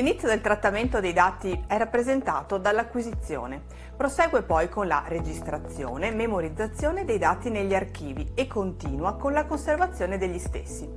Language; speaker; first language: Italian; native; Italian